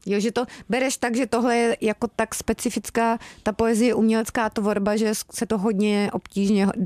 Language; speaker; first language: Czech; native; Czech